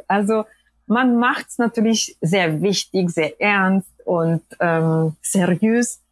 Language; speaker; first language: German; non-native, fluent; Polish